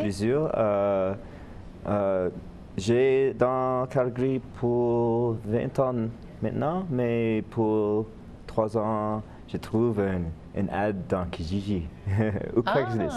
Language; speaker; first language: French; non-native, learner; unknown